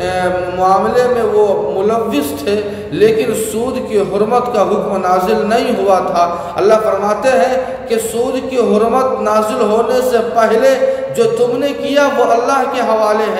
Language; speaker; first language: Urdu; native; Urdu